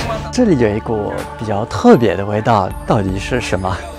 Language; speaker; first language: Chinese; non-native, fluent; French